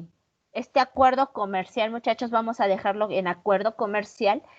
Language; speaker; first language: Spanish; native; Spanish